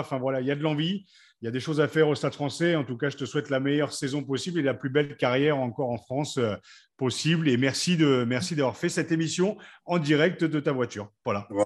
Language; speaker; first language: French; native; French